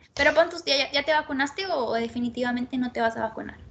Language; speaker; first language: Spanish; native; Spanish